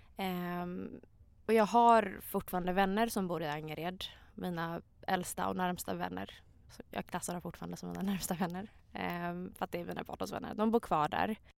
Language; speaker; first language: Swedish; native; Swedish